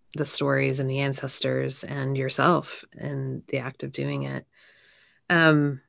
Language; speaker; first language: English; native; English